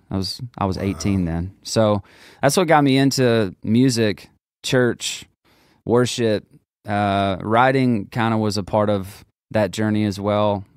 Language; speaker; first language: English; native; English